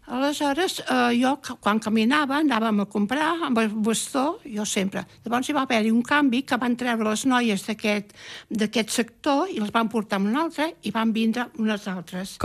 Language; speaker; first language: Catalan; native; Catalan